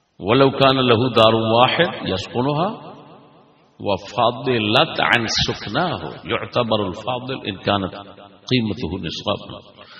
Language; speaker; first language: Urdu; non-native, local second language; Punjabi